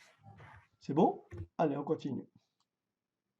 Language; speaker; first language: French; native; French